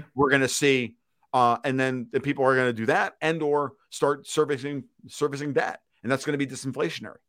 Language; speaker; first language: English; native; English